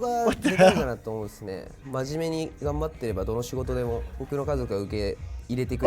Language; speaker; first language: Japanese; native; Japanese